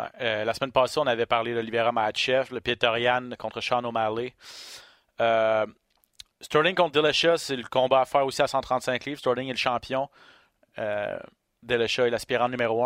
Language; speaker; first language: French; native; French